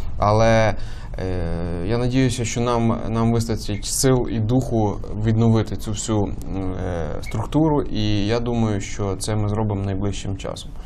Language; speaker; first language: Ukrainian; native; Ukrainian